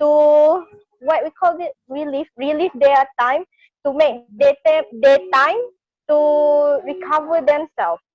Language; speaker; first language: English; non-native, learner; Malay